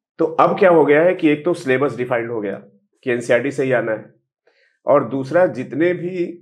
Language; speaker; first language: Hindi; native; Hindi